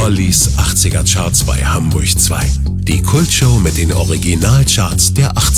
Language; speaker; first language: German; native; German